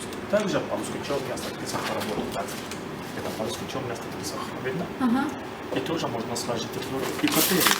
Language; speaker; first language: Russian; non-native, learner; Arabic